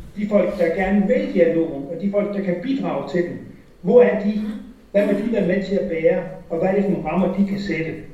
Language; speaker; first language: Danish; native; Danish